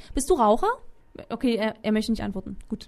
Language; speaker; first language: German; native; German